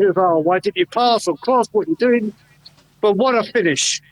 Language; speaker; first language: English; native; English